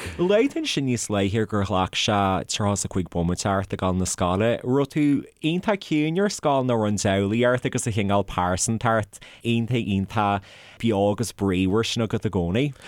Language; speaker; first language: Irish; native; Irish